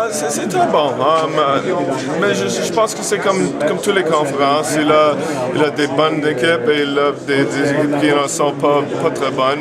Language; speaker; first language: French; non-native, local second language; English